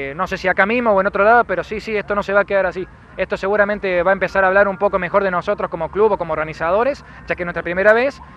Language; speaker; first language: Spanish; native; Spanish